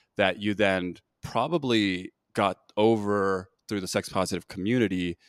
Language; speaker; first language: English; native; English